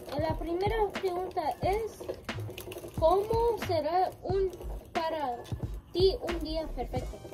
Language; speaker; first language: Spanish; early bilingual, heritage; Spanish